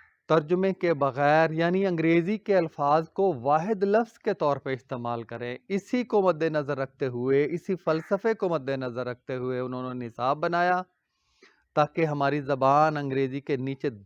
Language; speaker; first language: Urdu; non-native, local second language; Punjabi